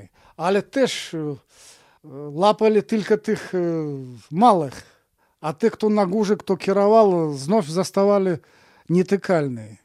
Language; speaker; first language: Polish; non-native, fluent; Russian